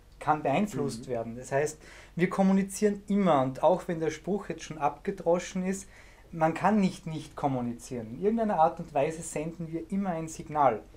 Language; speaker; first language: German; native; German